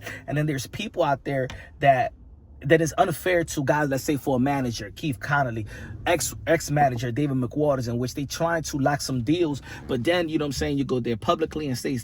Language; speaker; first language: English; native; English